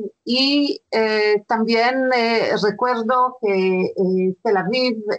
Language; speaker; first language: Spanish; non-native, fluent; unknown